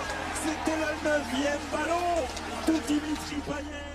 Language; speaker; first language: French; native; French